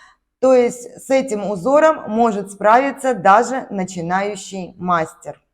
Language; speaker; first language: Russian; native; Russian